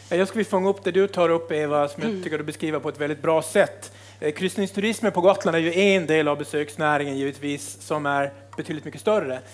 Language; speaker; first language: Swedish; native; Swedish